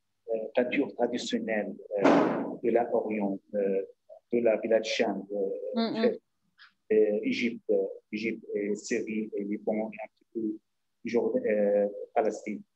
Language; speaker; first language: French; non-native, learner; Arabic